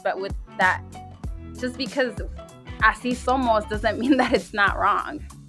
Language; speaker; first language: English; early bilingual, other home language; Spanish